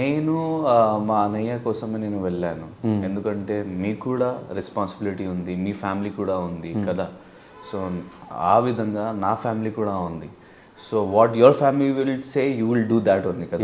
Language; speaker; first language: Telugu; non-native, learner; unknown